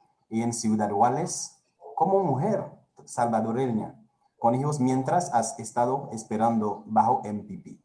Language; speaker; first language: Spanish; non-native, fluent; Haitian Creole